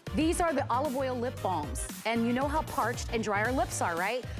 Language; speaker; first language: English; native; English